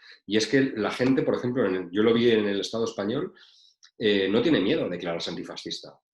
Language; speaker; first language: Spanish; native; Spanish